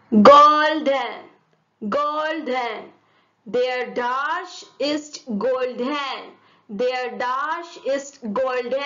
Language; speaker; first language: German; non-native, fluent; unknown